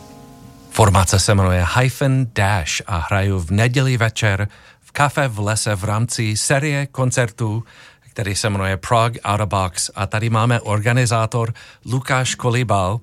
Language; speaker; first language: Czech; non-native, learner; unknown